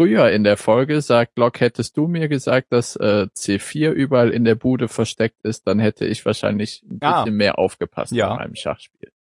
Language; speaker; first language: German; native; German